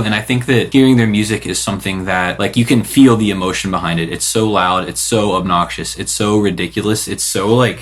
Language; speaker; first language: English; native; English